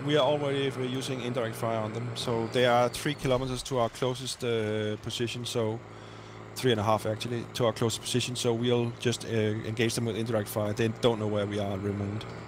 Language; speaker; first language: English; non-native, fluent; Danish